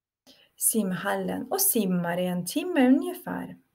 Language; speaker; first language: Swedish; non-native, fluent; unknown